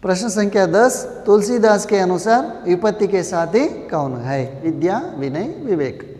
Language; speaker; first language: Hindi; non-native, local second language; Kannada